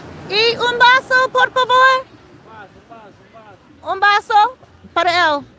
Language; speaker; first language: Spanish; non-native, learner; English